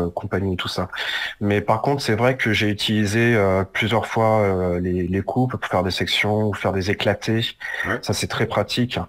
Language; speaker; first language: French; native; French